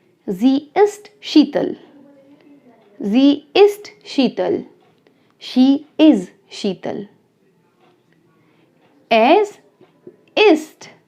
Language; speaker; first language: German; non-native, fluent; Hindi